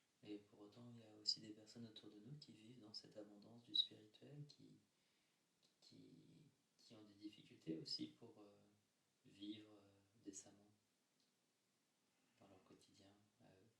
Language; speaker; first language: French; native; French